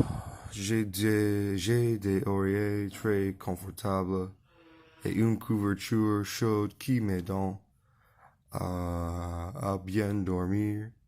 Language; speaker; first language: French; non-native, learner; English